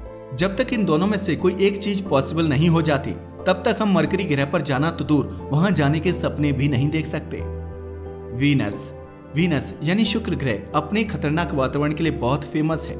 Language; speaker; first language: Hindi; native; Hindi